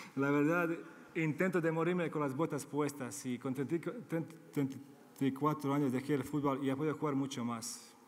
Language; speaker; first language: Spanish; non-native, fluent; Serbian